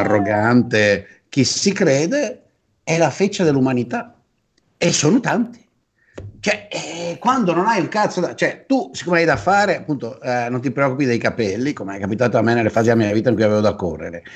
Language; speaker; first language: Italian; native; Italian